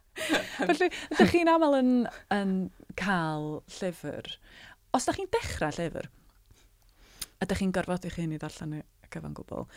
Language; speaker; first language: Welsh; native; Welsh